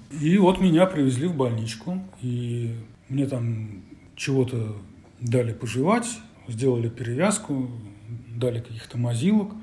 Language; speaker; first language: Russian; native; Russian